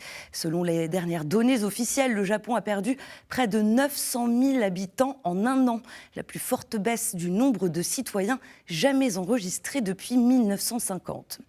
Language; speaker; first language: French; native; French